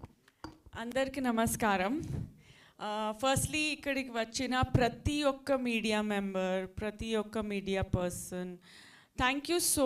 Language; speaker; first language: Telugu; non-native, fluent; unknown